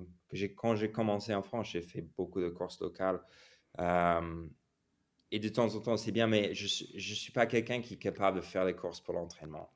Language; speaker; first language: French; non-native, fluent; English